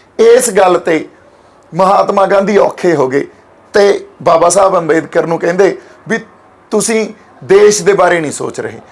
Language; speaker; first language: Punjabi; native; Punjabi